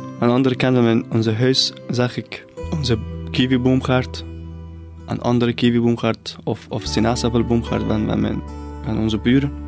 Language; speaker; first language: Dutch; non-native, fluent; Persian